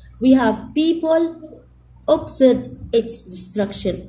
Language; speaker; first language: English; non-native, fluent; Arabic